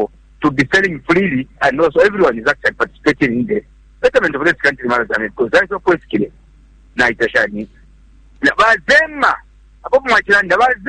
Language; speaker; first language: English; non-native, local second language; Bemba